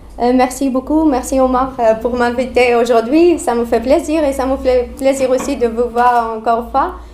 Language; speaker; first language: French; non-native, learner; Arabic